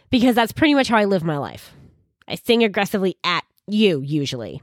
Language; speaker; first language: English; native; English